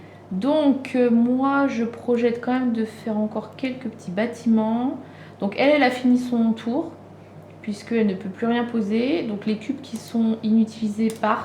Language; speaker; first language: French; native; French